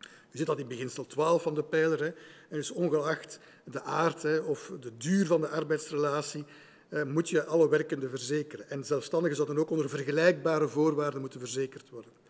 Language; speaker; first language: Dutch; native; Dutch